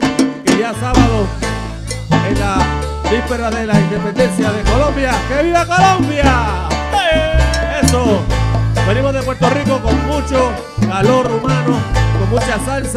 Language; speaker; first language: Spanish; native; Spanish